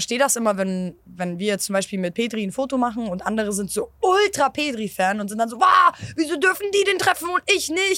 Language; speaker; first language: German; native; German